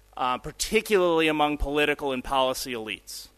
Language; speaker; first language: English; early bilingual, other home language; Spanish